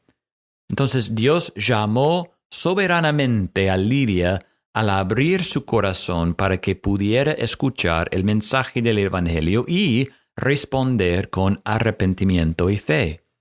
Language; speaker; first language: Spanish; non-native, fluent; English